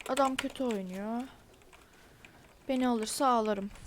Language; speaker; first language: Turkish; native; Turkish